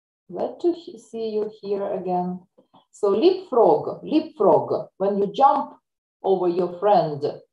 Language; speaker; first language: English; non-native, fluent; Ukrainian